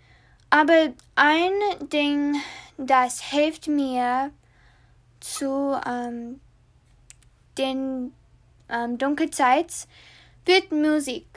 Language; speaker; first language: German; non-native, learner; English